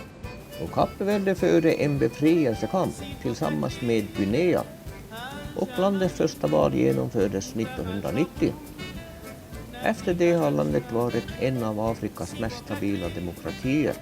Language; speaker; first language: Swedish; native; Swedish